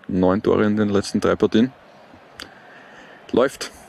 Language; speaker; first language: German; native; German